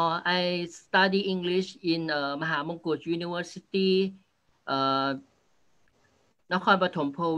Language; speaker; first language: English; non-native, learner; Thai